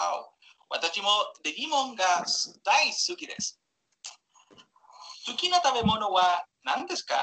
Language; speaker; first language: Japanese; non-native, learner; Spanish